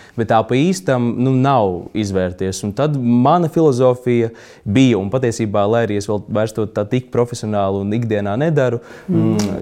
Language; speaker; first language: Latvian; native; Latvian